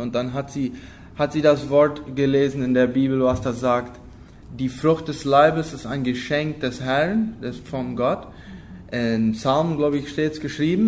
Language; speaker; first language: German; non-native, local second language; Low German